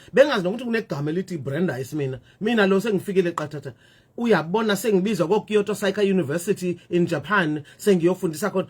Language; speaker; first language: Zulu; native; Zulu